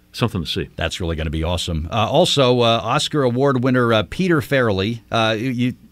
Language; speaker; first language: English; native; English